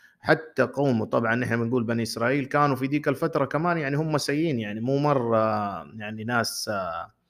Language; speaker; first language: Arabic; native; Arabic